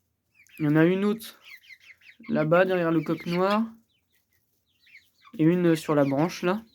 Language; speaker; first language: French; native; French